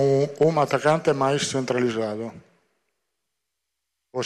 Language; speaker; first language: Portuguese; non-native, fluent; Italian